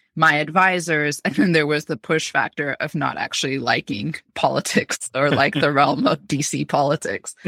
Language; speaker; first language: English; early bilingual, other home language; Amharic